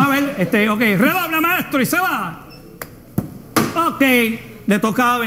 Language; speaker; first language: Spanish; native; Spanish